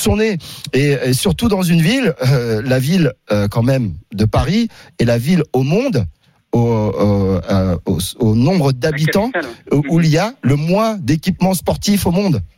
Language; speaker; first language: French; native; French